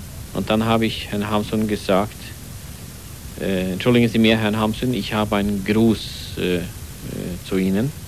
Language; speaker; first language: German; non-native, fluent; Norwegian